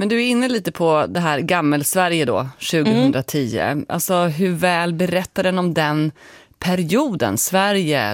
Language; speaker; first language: Swedish; native; Swedish